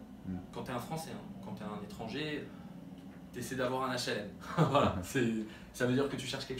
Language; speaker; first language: French; early bilingual, other home language; Arabic